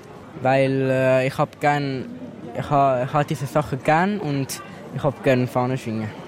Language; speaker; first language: German; non-native, local second language; Italian